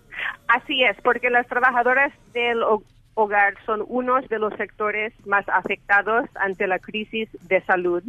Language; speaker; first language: Spanish; early bilingual, heritage; English